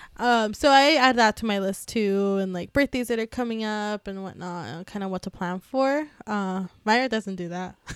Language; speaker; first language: English; early bilingual, other home language; Spanish